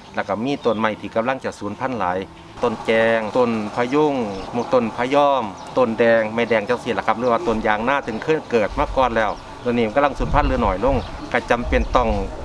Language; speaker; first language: Thai; native; Thai